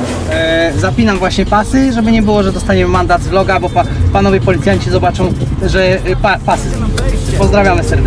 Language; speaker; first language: Polish; native; Polish